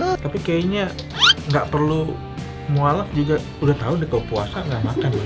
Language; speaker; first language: Indonesian; native; Indonesian